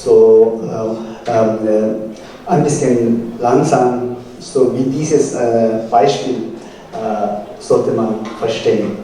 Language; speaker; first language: German; non-native, fluent; Tibetan